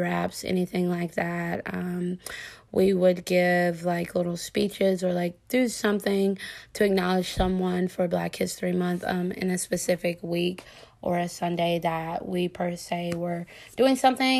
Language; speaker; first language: English; native; English